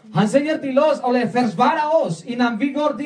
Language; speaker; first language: Swedish; non-native, learner; Spanish